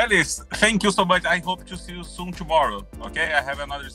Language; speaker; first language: English; non-native, learner; Portuguese